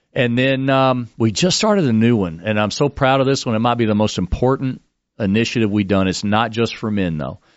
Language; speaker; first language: English; native; English